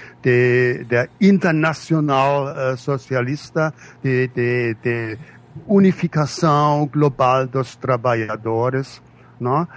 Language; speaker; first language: Portuguese; non-native, fluent; German